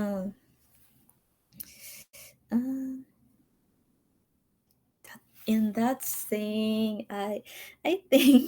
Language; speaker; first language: English; non-native, learner; Japanese